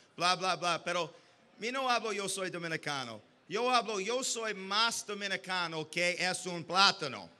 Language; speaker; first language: Spanish; non-native, learner; English